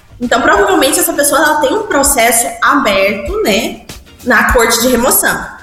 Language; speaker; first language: Portuguese; early bilingual, heritage; Portuguese